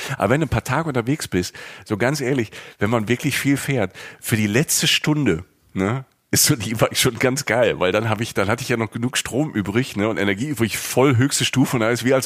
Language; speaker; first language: German; native; German